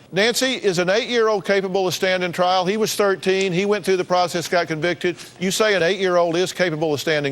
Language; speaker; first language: English; native; English